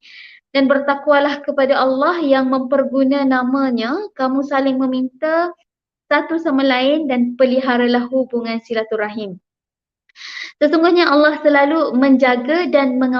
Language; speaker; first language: Malay; native; Malay